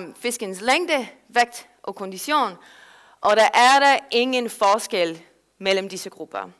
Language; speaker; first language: Danish; non-native, fluent; English